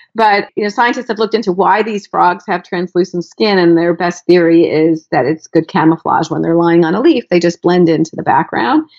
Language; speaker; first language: English; native; English